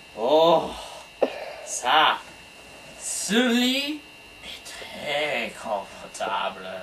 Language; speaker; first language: French; non-native, learner; English